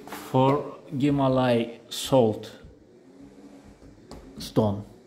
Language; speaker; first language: English; non-native, learner; Russian